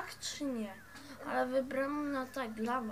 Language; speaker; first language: Polish; early bilingual, heritage; Dutch